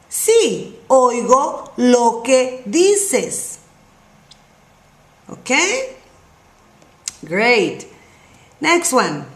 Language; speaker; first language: Spanish; non-native, fluent; English